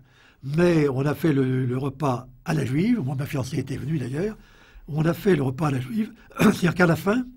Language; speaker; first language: French; native; French